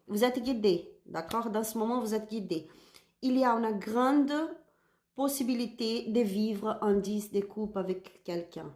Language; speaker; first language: French; non-native, learner; Spanish